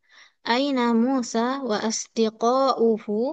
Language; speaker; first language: Arabic; non-native, fluent; Indonesian